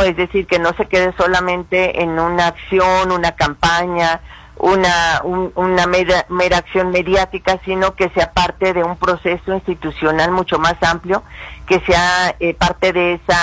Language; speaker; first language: Spanish; native; Spanish